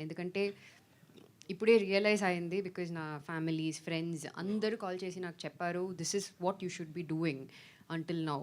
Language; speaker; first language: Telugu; non-native, fluent; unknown